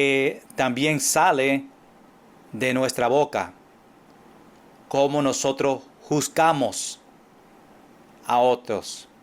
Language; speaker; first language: Spanish; non-native, fluent; English